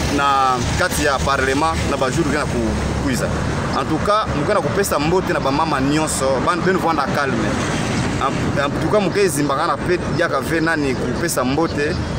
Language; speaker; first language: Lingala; non-native, local second language; Kongo